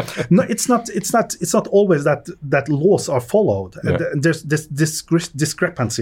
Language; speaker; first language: English; non-native, fluent; Norwegian